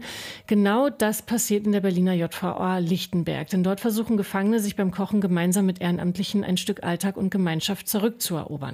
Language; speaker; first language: German; native; German